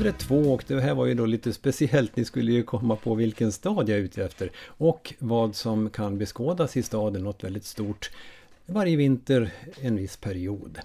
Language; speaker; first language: Swedish; native; Swedish